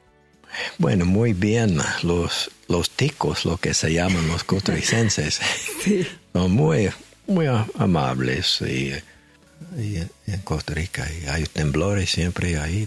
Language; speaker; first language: Spanish; non-native, fluent; English